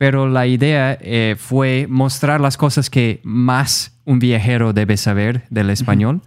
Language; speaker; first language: Spanish; non-native, fluent; English